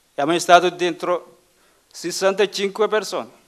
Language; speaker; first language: Italian; non-native, learner; Masai